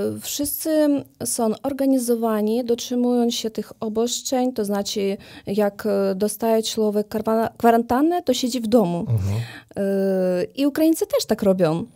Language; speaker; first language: Polish; non-native, learner; Ukrainian